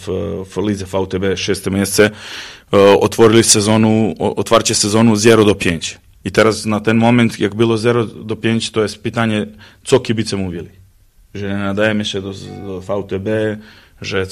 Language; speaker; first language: Polish; non-native, learner; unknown